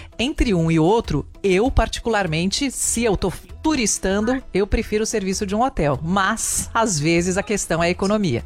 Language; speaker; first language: Portuguese; native; Portuguese